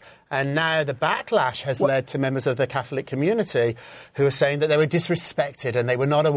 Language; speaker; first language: English; native; English